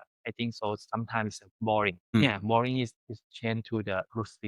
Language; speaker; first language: English; non-native, learner; Thai